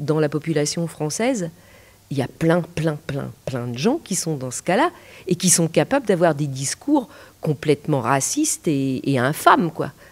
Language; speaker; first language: French; early bilingual, other home language; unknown